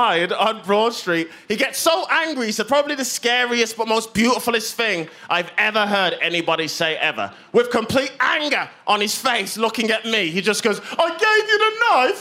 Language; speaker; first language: English; native; English